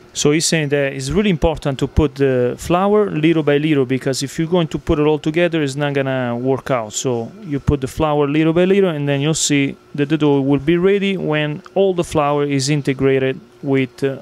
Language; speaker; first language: English; non-native, fluent; Italian